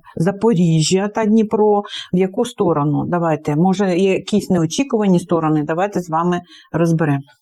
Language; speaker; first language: Ukrainian; native; Ukrainian